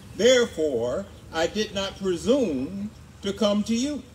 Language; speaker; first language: English; native; English